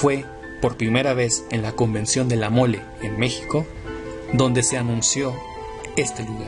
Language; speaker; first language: Spanish; native; Spanish